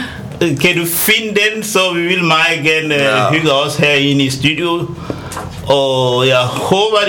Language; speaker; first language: Danish; non-native, fluent; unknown